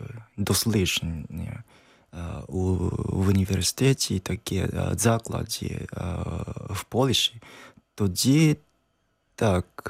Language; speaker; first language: Ukrainian; non-native, learner; Japanese